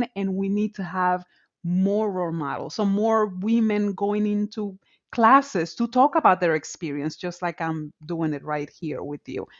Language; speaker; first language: English; non-native, fluent; Spanish